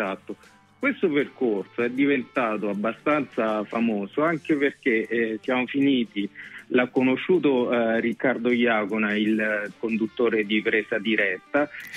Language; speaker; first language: Italian; native; Italian